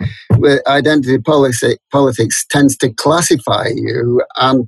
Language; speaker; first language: English; native; English